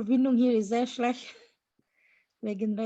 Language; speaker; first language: German; non-native, learner; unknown